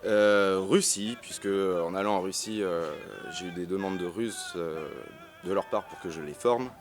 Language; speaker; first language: French; native; French